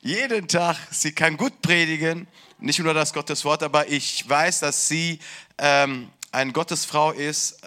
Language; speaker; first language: German; non-native, learner; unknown